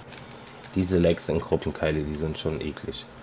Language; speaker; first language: German; native; German